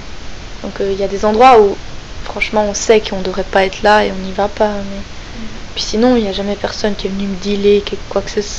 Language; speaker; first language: French; native; French